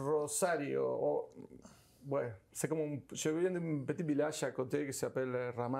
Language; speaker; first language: French; non-native, learner; Spanish